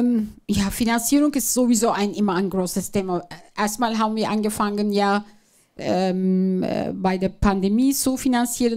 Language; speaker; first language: German; non-native, fluent; Turkish